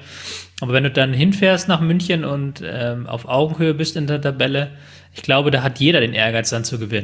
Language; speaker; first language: German; native; German